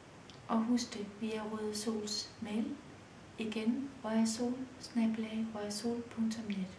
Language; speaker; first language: Danish; early bilingual, other home language; Kurdish